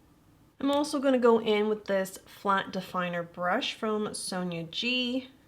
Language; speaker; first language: English; native; English